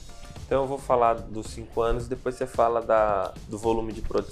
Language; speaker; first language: Portuguese; native; Portuguese